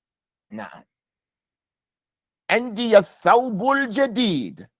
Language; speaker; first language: Arabic; non-native, fluent; English